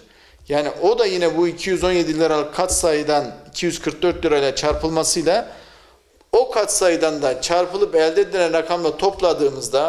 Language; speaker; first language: Turkish; native; Turkish